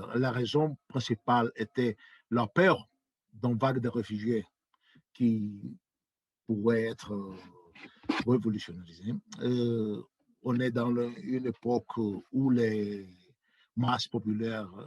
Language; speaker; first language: French; non-native, fluent; Greek